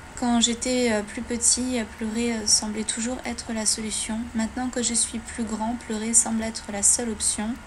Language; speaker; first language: French; native; French